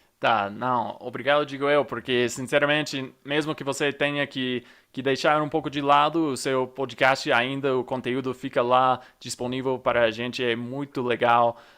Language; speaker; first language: Portuguese; non-native, fluent; English